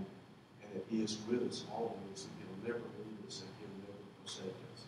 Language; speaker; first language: English; native; English